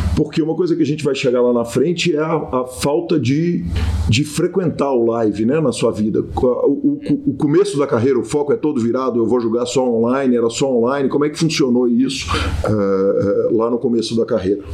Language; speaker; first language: Portuguese; native; Portuguese